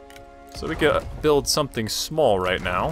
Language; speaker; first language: English; native; English